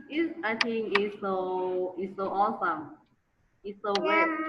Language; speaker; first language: English; non-native, learner; Vietnamese